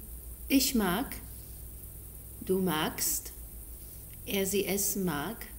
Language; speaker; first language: German; non-native, fluent; English